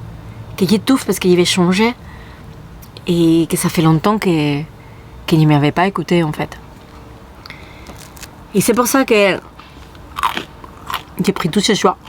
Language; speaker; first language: French; non-native, fluent; Spanish